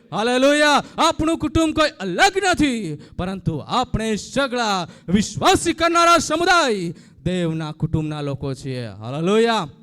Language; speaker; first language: Gujarati; native; Gujarati